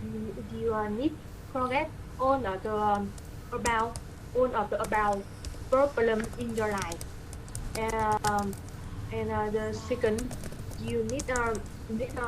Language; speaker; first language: English; non-native, learner; Vietnamese